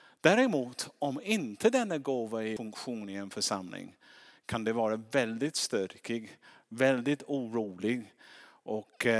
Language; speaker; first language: Swedish; non-native, fluent; English